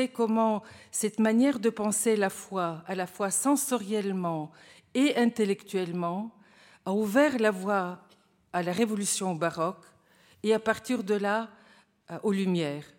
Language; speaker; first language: French; non-native, fluent; Bulgarian